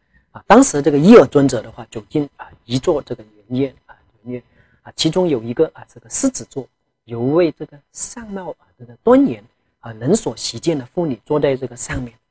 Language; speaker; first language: Chinese; non-native, local second language; Tibetan